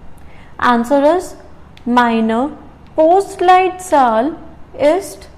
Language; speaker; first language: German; non-native, learner; Hindi